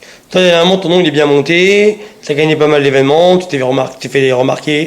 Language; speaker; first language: French; native; French